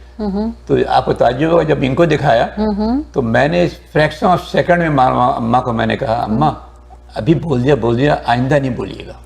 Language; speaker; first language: Urdu; native; Urdu